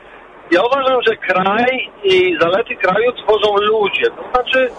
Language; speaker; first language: Polish; early bilingual, heritage; Polish